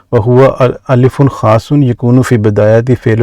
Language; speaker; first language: Arabic; non-native, fluent; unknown